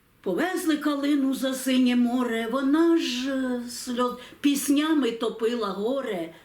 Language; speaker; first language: Ukrainian; native; Ukrainian